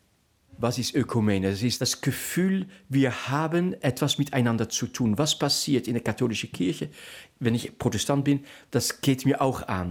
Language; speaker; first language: German; non-native, fluent; Dutch